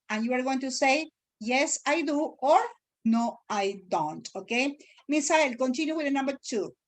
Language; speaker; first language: English; non-native, fluent; Spanish